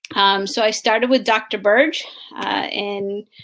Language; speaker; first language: English; native; English